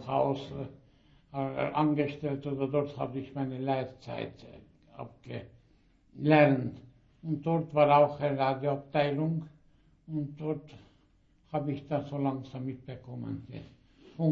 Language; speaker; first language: German; early bilingual, heritage; German